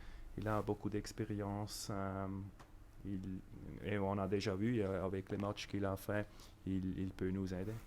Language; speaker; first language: French; non-native, local second language; German